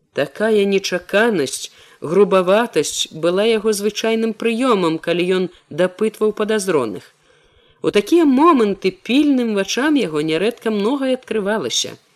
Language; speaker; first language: Belarusian; native; Belarusian